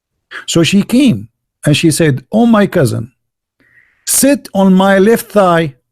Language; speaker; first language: English; non-native, fluent; Arabic